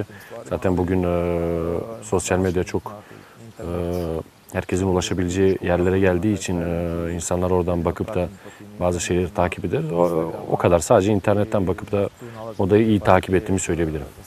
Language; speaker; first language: Turkish; native; Turkish